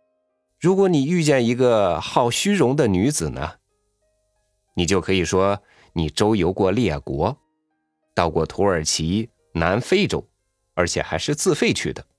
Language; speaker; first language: Chinese; native; Chinese